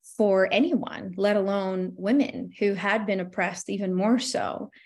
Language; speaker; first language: English; non-native, fluent; Albanian